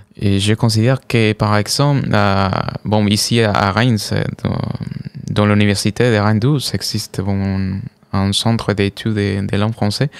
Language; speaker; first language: French; non-native, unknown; Spanish